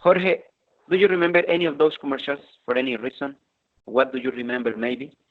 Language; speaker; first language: English; non-native, fluent; Spanish